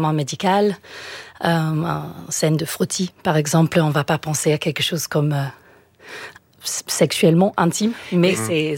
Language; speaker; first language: French; non-native, fluent; English